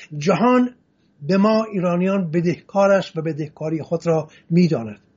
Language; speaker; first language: Persian; non-native, local second language; Assyrian Neo-Aramaic